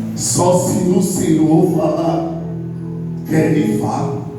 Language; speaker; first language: Portuguese; native; Portuguese